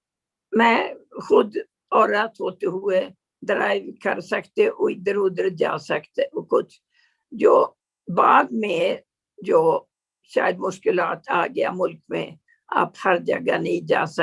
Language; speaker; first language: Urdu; non-native, learner; Swedish